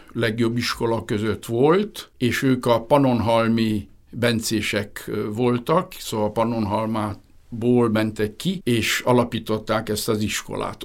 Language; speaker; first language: Hungarian; early bilingual, heritage; Hungarian